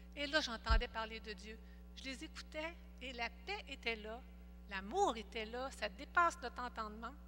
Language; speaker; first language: French; native; French